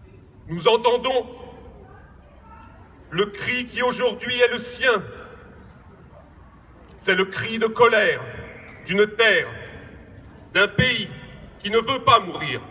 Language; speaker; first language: French; native; French